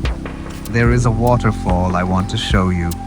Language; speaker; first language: English; non-native, local second language; Sinhala